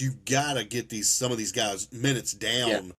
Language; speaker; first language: English; native; English